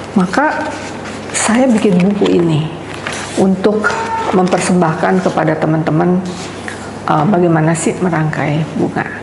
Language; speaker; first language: Indonesian; native; Indonesian